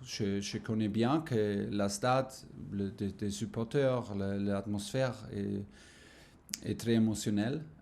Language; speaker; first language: French; non-native, learner; German